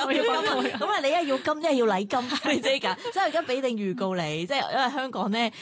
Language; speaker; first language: Cantonese; native; Cantonese